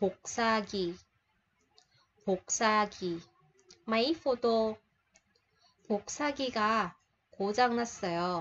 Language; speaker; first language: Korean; non-native, fluent; Vietnamese